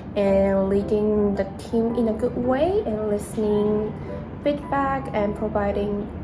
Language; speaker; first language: English; non-native, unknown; Korean